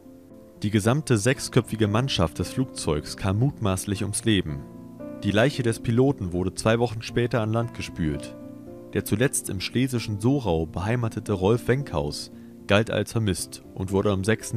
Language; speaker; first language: German; native; German